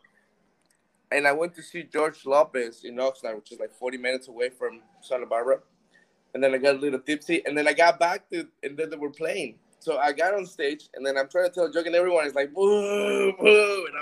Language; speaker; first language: English; non-native, fluent; Spanish